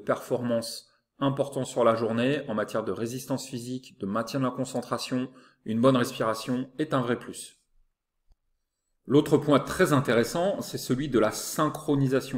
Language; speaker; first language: French; native; French